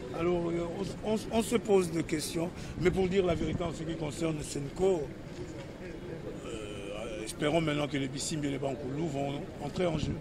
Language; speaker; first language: French; non-native, local second language; Kongo